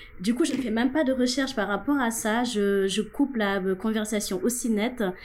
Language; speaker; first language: French; non-native, local second language; Wolof